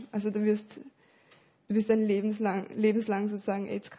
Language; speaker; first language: German; native; German